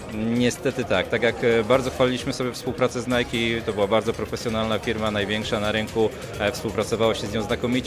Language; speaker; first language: Polish; native; Polish